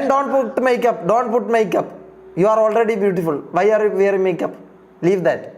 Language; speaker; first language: English; non-native, learner; Malayalam